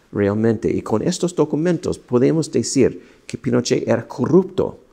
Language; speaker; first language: Spanish; non-native, fluent; English